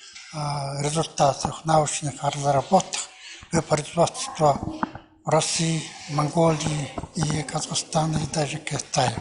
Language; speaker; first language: Russian; non-native, learner; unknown